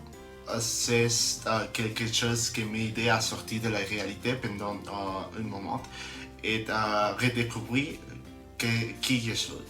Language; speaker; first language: French; non-native, learner; Spanish